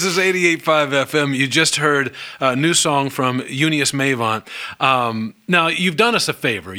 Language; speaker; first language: English; native; English